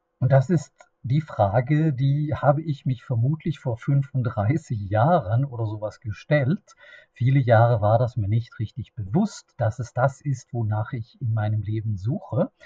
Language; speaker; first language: German; non-native, fluent; Swedish